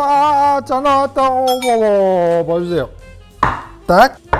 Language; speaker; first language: Korean; non-native, fluent; Italian